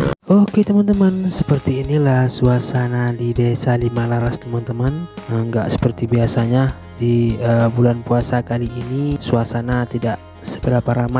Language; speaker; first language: Indonesian; non-native, local second language; Malay